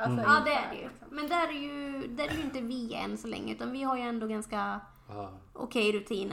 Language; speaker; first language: Swedish; native; Swedish